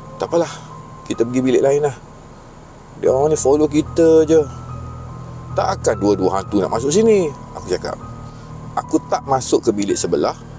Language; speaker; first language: Malay; native; Malay